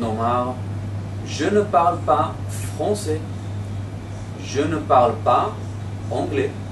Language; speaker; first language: French; non-native, fluent; Hebrew